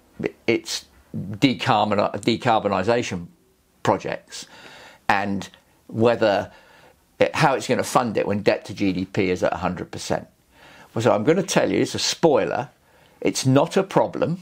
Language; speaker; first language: English; native; English